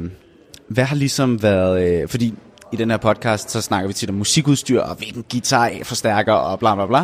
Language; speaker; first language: Danish; native; Danish